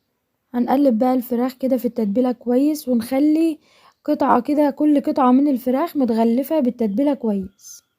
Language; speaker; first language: Arabic; native; Arabic